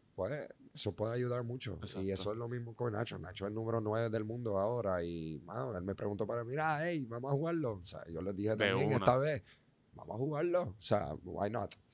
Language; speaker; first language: Spanish; non-native, fluent; Dutch